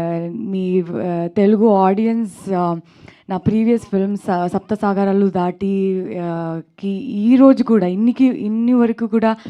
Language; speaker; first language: Telugu; non-native, learner; Kannada